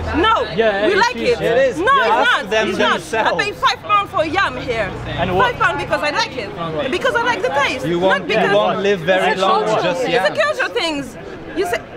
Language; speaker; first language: English; non-native, learner; French